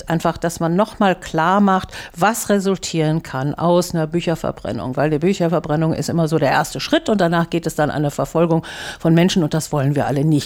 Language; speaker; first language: German; native; German